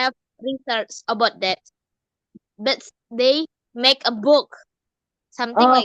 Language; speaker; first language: English; non-native, learner; Indonesian